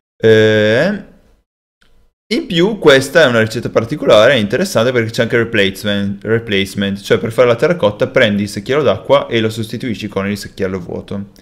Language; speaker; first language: Italian; native; Italian